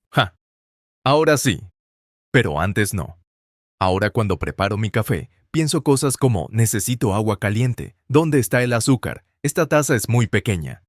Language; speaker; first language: Spanish; non-native, fluent; English